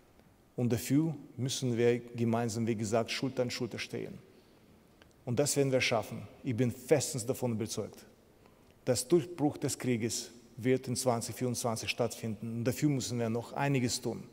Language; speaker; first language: German; non-native, fluent; Ukrainian